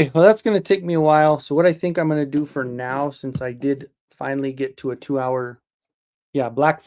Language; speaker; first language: English; native; English